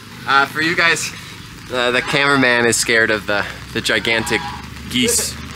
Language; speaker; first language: English; native; English